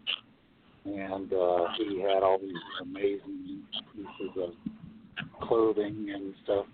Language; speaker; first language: English; native; English